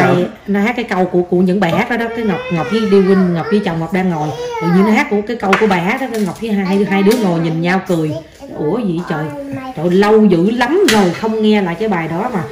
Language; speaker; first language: Vietnamese; native; Vietnamese